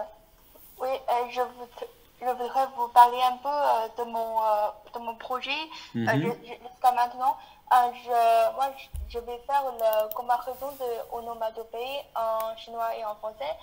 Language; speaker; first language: French; non-native, fluent; Chinese